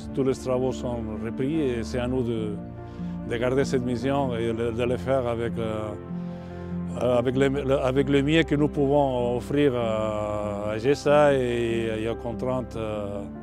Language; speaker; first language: French; non-native, fluent; Catalan